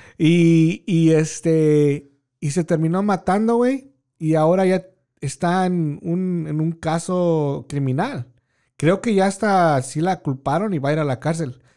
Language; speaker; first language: Spanish; early bilingual, heritage; Spanish